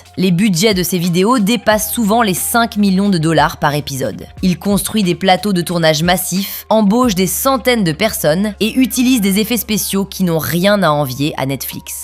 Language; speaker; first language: French; native; French